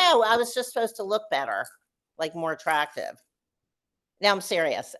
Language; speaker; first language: English; native; English